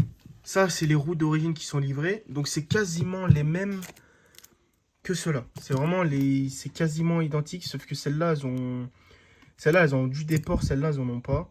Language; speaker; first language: French; native; French